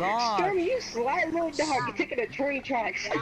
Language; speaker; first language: English; native; English